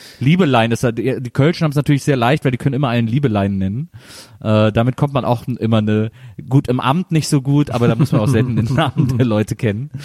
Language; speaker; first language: German; native; German